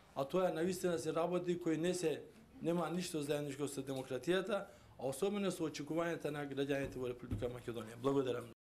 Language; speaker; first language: Macedonian; non-native, local second language; Turkish